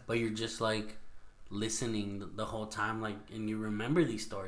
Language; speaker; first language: English; early bilingual, other home language; Spanish